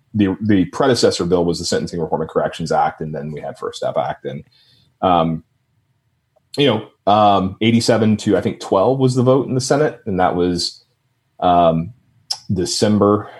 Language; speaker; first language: English; native; English